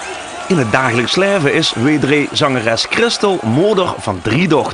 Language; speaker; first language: Dutch; native; Dutch